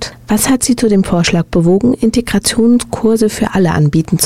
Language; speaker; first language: German; native; German